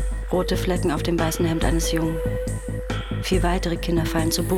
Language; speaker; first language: German; native; German